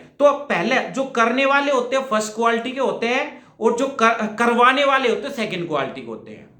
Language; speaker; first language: Hindi; native; Hindi